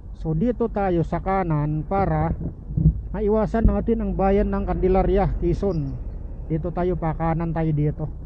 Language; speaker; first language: Filipino; non-native, local second language; Cebuano